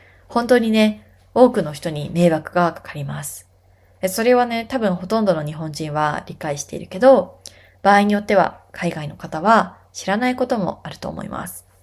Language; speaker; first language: Japanese; native; Japanese